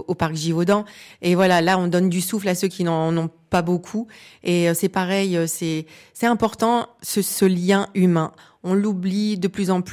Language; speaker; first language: French; native; French